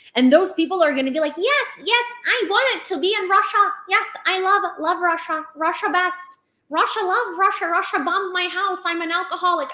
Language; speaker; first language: English; non-native, fluent; Ukrainian